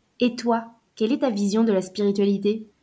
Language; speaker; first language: French; native; French